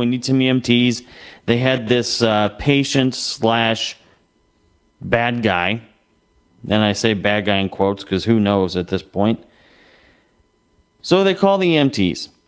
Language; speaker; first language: English; native; English